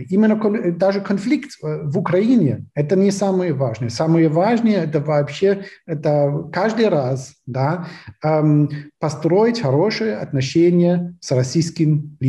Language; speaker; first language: Russian; non-native, fluent; German